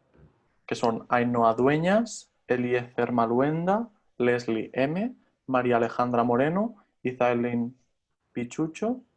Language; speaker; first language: Spanish; native; Spanish